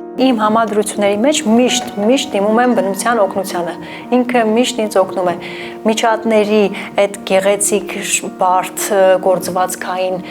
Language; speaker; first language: Armenian; native; Armenian